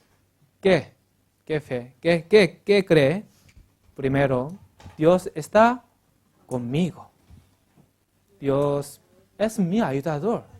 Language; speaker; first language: Spanish; non-native, learner; Korean